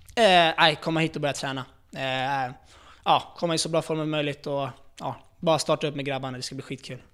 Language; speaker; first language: Swedish; native; Swedish